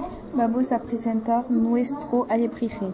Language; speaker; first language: Spanish; non-native, learner; French